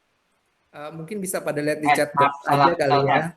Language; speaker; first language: Indonesian; native; Indonesian